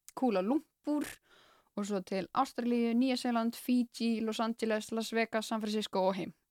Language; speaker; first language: Icelandic; native; Icelandic